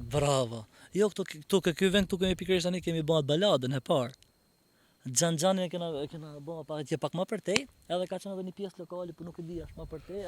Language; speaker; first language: Albanian; native; Albanian